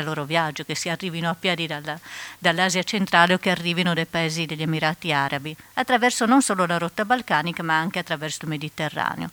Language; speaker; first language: Italian; native; Italian